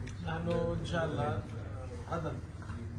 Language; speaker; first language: Arabic; non-native, fluent; Urdu